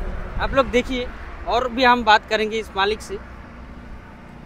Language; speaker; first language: Hindi; non-native, local second language; Bangla